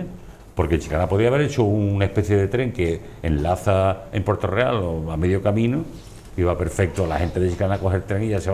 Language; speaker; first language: Spanish; native; Spanish